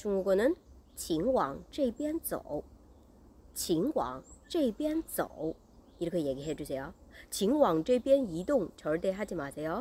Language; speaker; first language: Korean; non-native, learner; Chinese